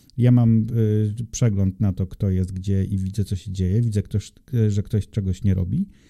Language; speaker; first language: Polish; native; Polish